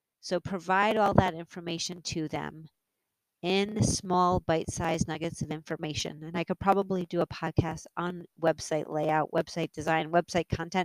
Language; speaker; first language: English; native; English